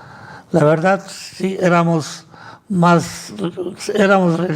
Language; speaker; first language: Spanish; non-native, fluent; Arabic